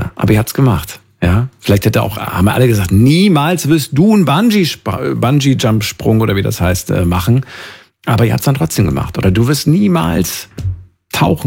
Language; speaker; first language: German; native; German